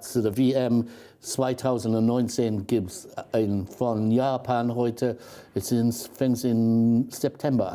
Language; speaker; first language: German; non-native, fluent; English